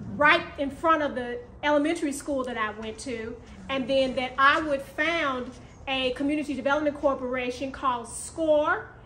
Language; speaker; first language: English; native; English